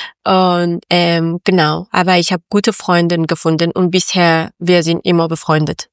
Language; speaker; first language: German; non-native, learner; Persian